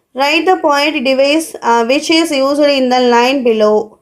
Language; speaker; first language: English; non-native, local second language; Tamil